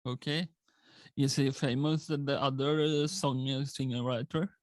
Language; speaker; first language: English; non-native, learner; Swedish